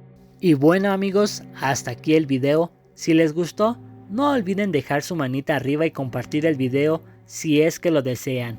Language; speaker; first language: Spanish; native; Spanish